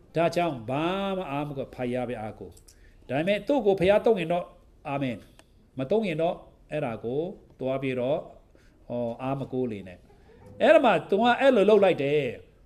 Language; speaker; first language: Burmese; non-native, local second language; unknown